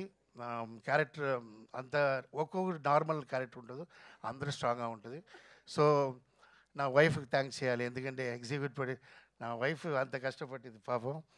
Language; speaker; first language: Telugu; non-native, fluent; Tamil